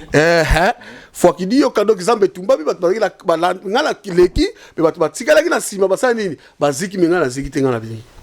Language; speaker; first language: Lingala; non-native, local second language; Kongo